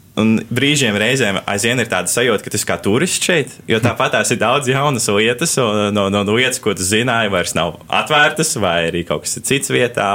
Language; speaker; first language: Latvian; native; Latvian